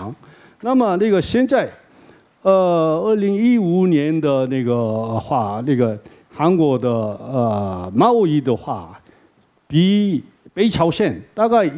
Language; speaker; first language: Chinese; non-native, learner; Korean